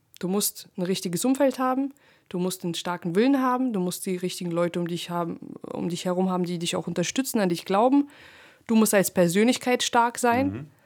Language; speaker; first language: German; early bilingual, other home language; Russian